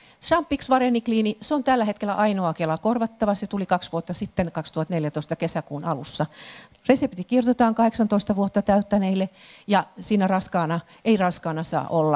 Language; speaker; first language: Finnish; native; Finnish